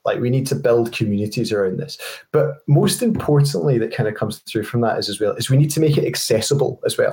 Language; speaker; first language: English; native; English